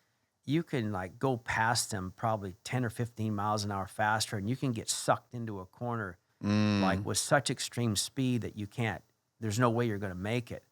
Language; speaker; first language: English; native; English